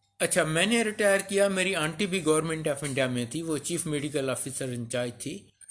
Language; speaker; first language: Hindi; early bilingual, other home language; Sindhi